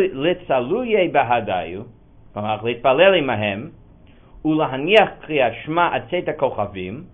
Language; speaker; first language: Hebrew; non-native, fluent; English